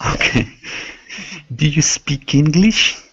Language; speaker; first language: English; non-native, learner; Arabic